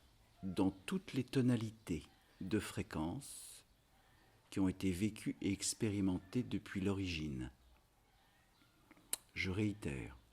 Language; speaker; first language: French; native; French